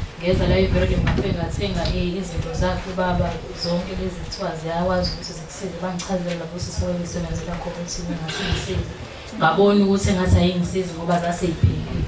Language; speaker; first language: Zulu; native; Zulu